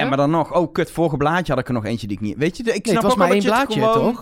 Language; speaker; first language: Dutch; native; Dutch